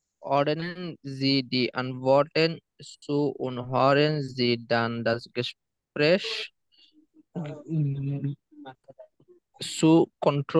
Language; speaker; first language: German; non-native, learner; Bangla